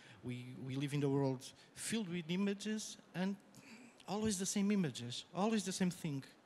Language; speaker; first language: English; non-native, fluent; Portuguese